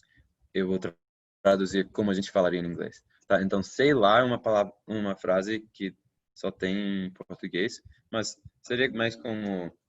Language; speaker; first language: Portuguese; non-native, fluent; English